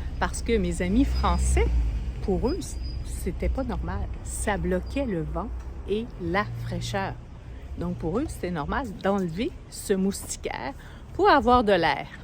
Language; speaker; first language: French; native; French